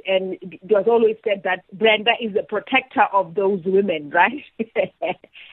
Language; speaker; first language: English; non-native, local second language; Southern Sotho